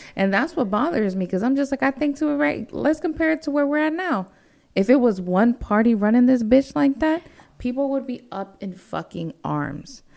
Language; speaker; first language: English; early bilingual, other home language; Spanish